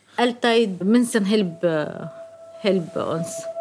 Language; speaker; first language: Dutch; non-native, fluent; Arabic